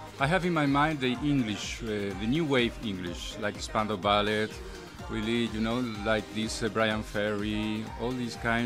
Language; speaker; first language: English; non-native, learner; Spanish